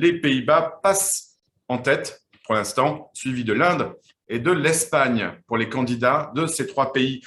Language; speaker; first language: French; native; French